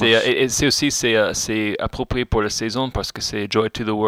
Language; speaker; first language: French; non-native, fluent; English